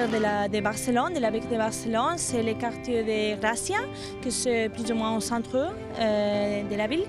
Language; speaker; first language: French; non-native, learner; Catalan